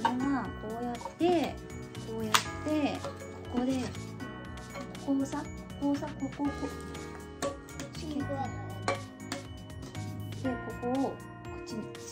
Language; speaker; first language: Japanese; native; Japanese